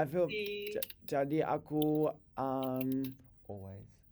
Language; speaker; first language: Indonesian; non-native, learner; English